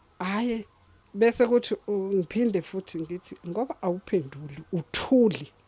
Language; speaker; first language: Zulu; native; Zulu